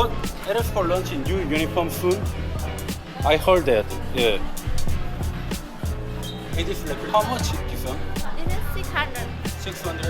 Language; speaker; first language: English; non-native, learner; Korean